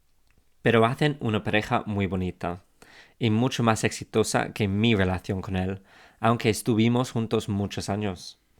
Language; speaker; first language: Spanish; non-native, fluent; English